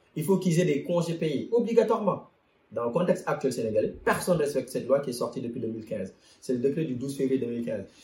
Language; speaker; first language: French; non-native, local second language; Wolof